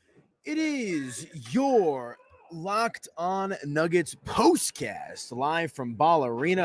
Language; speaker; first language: English; native; English